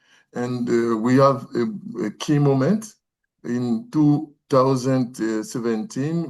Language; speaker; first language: English; non-native, learner; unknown